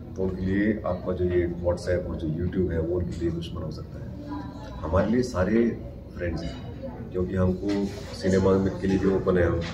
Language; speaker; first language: Hindi; native; Hindi